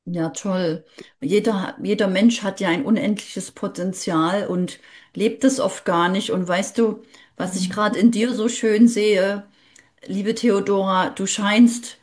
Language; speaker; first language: German; native; German